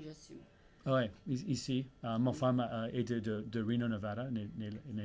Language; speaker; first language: French; early bilingual, heritage; English